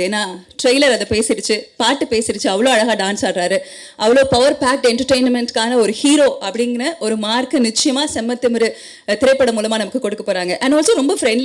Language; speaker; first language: Tamil; native; Tamil